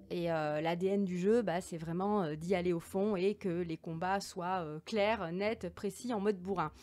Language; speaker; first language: French; native; French